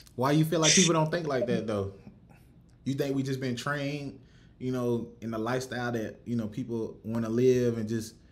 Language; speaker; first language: English; native; English